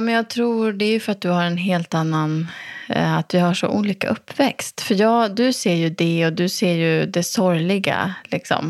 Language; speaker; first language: Swedish; native; Swedish